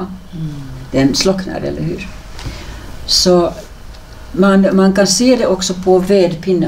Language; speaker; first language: Swedish; native; Swedish